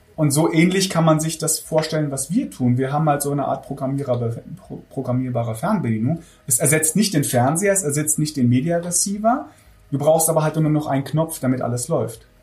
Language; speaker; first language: German; early bilingual, other home language; Armenian